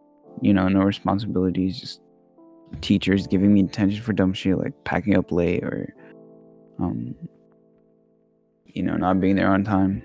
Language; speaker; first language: English; early bilingual, other home language; Arabic